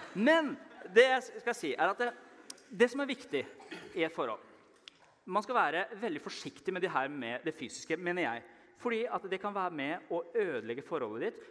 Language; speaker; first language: Norwegian; early bilingual, other home language; Persian